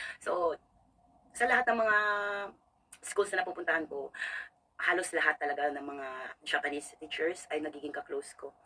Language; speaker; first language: Filipino; native; Filipino